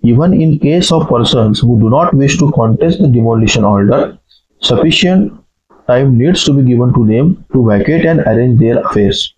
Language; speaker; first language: English; non-native, local second language; Marathi